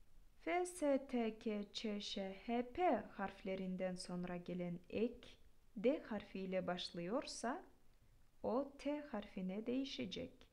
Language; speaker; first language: Turkish; non-native, fluent; Kyrgyz